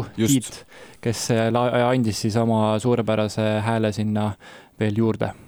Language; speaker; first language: Estonian; native; Estonian